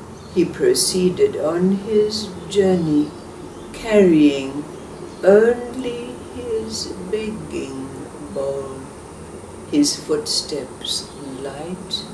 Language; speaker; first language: English; native; English